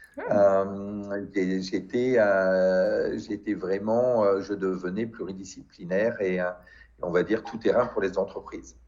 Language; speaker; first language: French; native; French